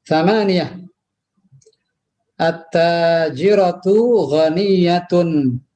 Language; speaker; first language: Arabic; non-native, fluent; Indonesian